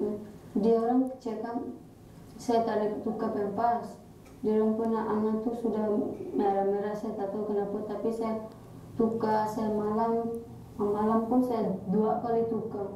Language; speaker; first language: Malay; non-native, learner; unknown